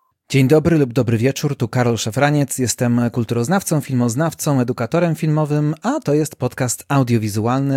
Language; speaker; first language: Polish; native; Polish